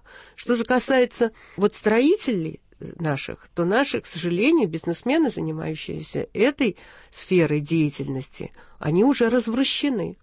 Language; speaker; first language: Russian; native; Russian